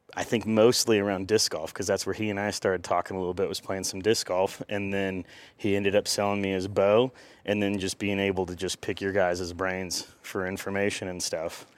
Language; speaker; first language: English; native; English